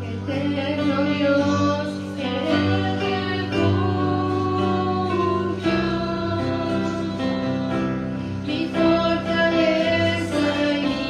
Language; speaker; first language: Spanish; native; Spanish